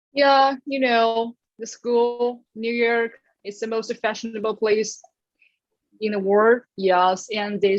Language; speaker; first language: English; non-native, learner; Chinese